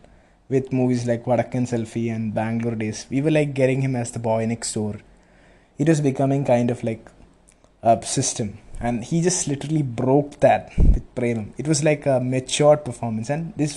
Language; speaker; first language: English; non-native, local second language; Malayalam